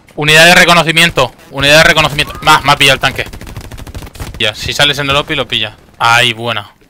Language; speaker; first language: Spanish; native; Spanish